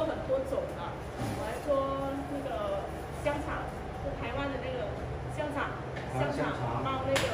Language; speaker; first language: Chinese; non-native, fluent; Vietnamese